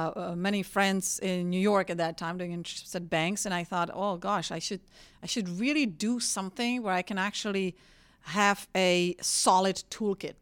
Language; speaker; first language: English; non-native, fluent; Czech